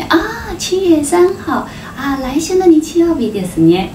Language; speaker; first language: Japanese; non-native, learner; Chinese